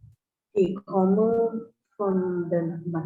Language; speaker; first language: German; non-native, learner; Indonesian